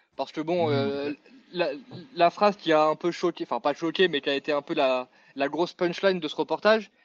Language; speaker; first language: French; native; French